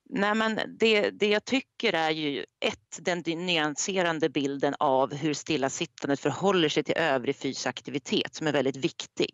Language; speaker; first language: Swedish; native; Swedish